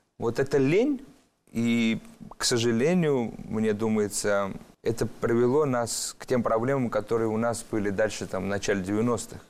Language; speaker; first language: Russian; early bilingual, other home language; Georgian